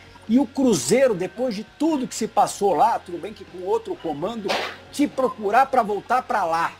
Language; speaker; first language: Portuguese; native; Portuguese